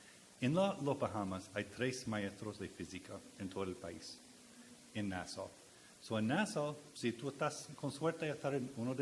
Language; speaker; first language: Spanish; non-native, learner; English